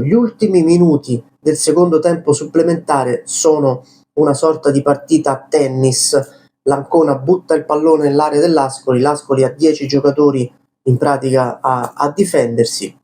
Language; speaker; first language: Italian; native; Italian